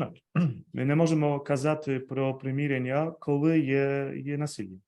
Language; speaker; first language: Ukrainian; non-native, fluent; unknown